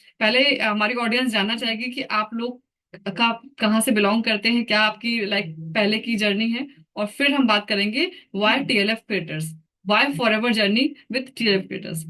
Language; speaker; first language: Hindi; native; Hindi